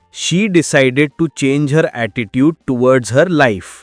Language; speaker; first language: English; non-native, local second language; Marathi